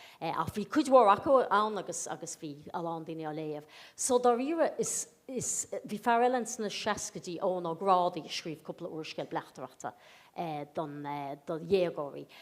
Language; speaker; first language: Irish; native; Irish